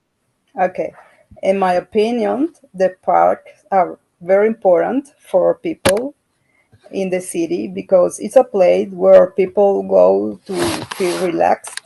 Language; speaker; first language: English; non-native, learner; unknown